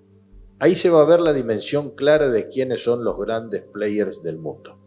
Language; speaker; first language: Spanish; native; Spanish